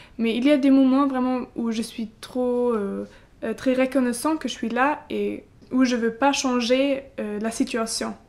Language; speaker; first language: French; non-native, learner; German